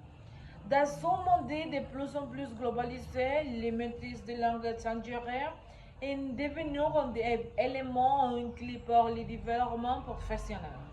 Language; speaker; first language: French; non-native, learner; Spanish